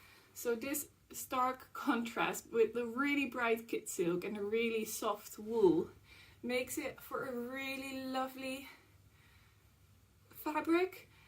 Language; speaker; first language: English; non-native, fluent; Dutch